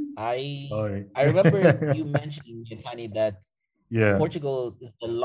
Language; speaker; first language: English; non-native, fluent; Portuguese